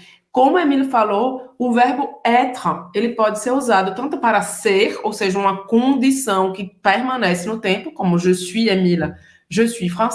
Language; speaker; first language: Portuguese; native; Portuguese